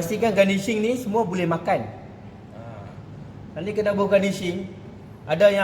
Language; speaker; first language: Malay; native; Malay